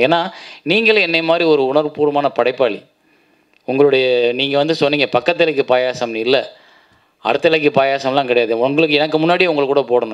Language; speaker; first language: Tamil; native; Tamil